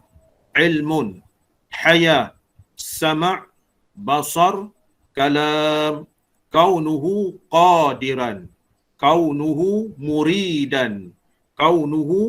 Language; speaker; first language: Malay; native; Malay